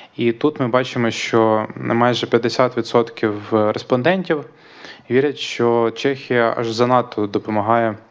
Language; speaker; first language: Ukrainian; native; Ukrainian